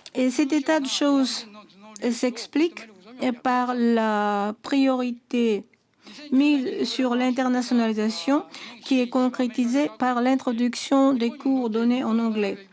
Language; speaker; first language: French; non-native, fluent; Japanese